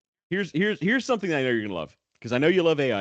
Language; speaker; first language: English; native; English